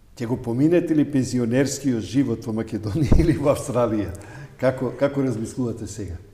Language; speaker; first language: Macedonian; native; Macedonian